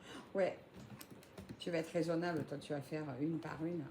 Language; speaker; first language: French; native; French